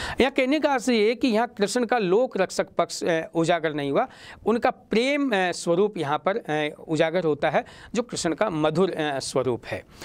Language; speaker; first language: Hindi; native; Hindi